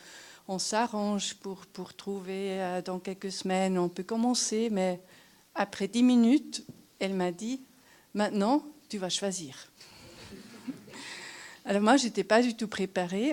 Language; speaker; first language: French; non-native, local second language; German